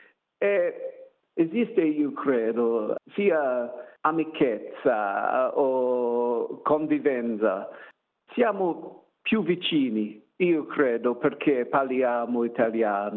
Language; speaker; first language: Italian; non-native, learner; English